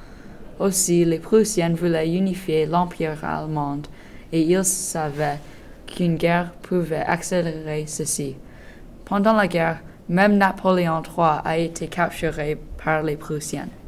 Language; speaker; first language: French; non-native, learner; English